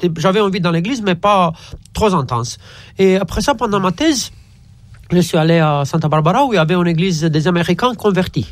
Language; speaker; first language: French; non-native, fluent; Romanian